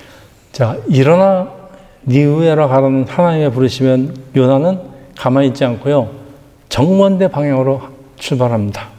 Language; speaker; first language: Korean; native; Korean